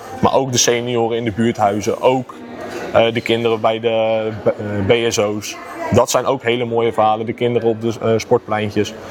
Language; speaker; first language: Dutch; native; Dutch